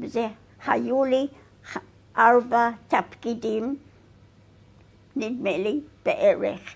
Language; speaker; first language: Hebrew; non-native, fluent; English